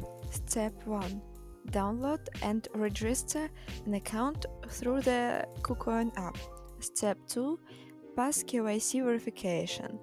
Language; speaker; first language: English; non-native, learner; Russian